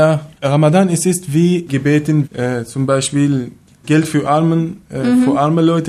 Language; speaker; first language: German; non-native, learner; Arabic